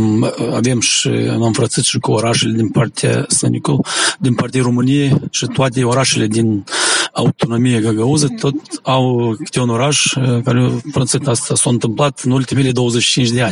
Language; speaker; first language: Romanian; non-native, local second language; Gagauz